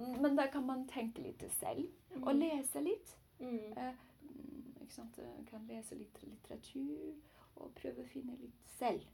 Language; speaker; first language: Norwegian; non-native, learner; Chinese